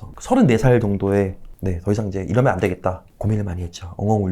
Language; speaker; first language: Korean; native; Korean